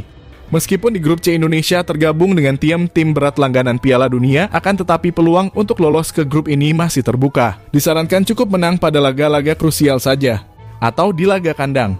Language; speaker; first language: Indonesian; native; Indonesian